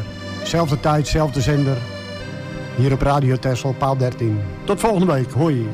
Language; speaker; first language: Dutch; native; Dutch